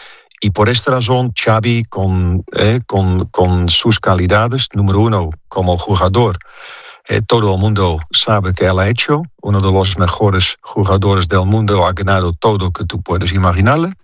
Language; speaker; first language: Spanish; non-native, fluent; Dutch